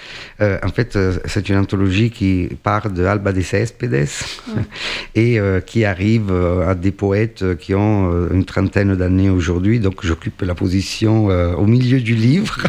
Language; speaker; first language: French; non-native, fluent; Italian